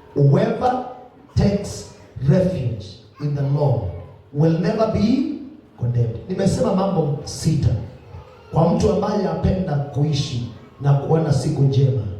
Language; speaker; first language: Swahili; non-native, local second language; Kamba